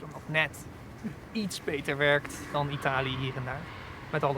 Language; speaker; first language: Dutch; native; Dutch